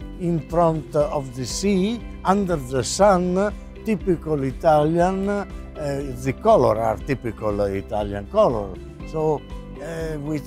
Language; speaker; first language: English; non-native, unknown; Italian